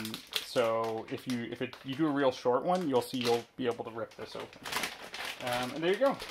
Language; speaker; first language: English; native; English